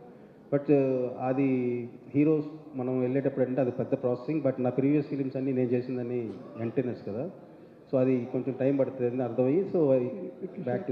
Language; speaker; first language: Telugu; native; Telugu